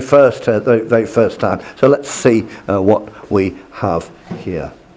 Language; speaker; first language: English; native; English